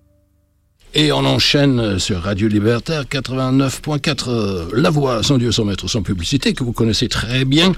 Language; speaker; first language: French; native; French